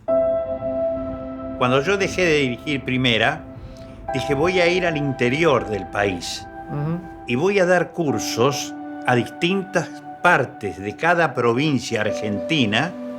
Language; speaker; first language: Spanish; native; Spanish